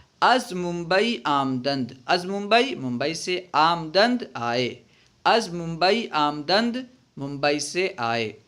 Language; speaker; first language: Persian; non-native, fluent; Urdu